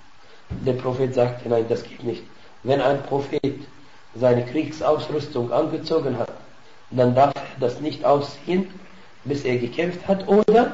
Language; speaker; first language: German; non-native, fluent; Arabic